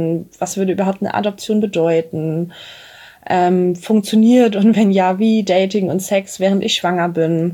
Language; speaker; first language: German; native; German